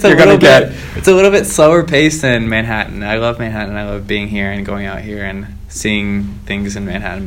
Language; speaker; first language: English; native; English